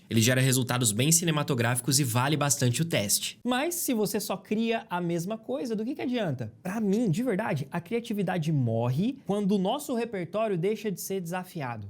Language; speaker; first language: Portuguese; native; Portuguese